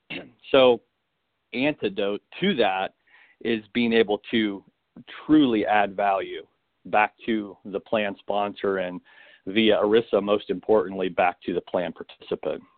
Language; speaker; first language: English; native; English